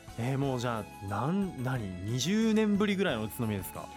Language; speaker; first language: Japanese; native; Japanese